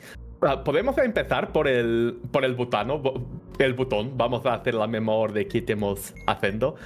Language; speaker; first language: Spanish; non-native, learner; Portuguese